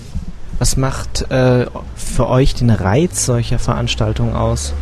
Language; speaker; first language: German; native; German